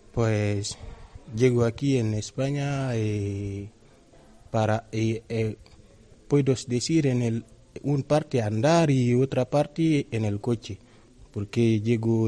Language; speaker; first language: Spanish; non-native, learner; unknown